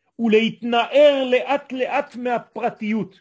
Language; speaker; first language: Hebrew; non-native, fluent; French